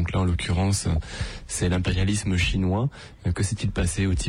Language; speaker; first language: French; native; French